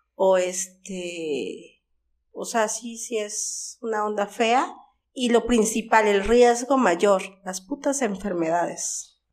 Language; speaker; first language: Spanish; native; Spanish